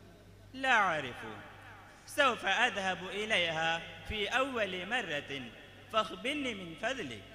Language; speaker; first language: Arabic; non-native, fluent; Urdu